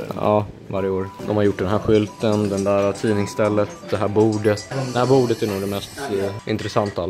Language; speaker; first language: Swedish; native; Swedish